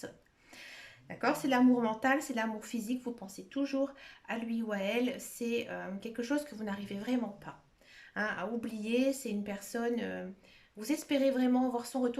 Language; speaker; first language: French; native; French